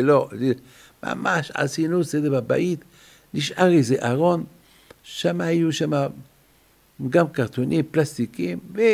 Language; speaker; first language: Hebrew; non-native, fluent; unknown